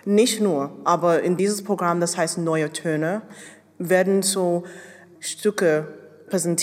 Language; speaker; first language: German; non-native, fluent; English